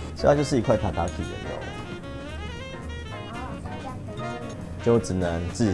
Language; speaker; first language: Chinese; native; Chinese